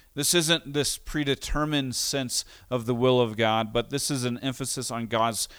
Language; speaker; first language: English; native; English